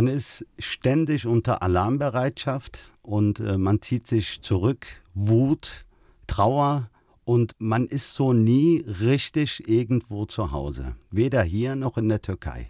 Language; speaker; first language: German; early bilingual, other home language; Turkish